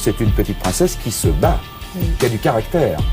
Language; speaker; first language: French; native; French